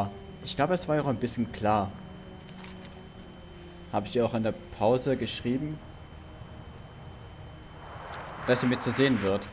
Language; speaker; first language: German; native; German